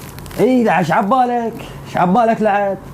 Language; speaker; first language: Arabic; native; Arabic